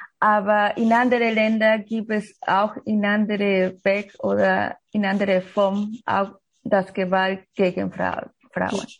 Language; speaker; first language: German; non-native, learner; Spanish